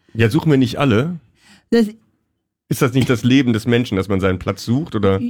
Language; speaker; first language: German; native; German